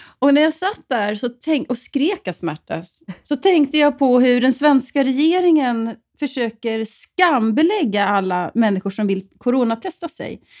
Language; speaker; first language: Swedish; native; Swedish